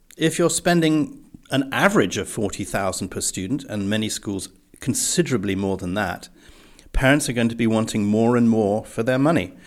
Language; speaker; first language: English; native; English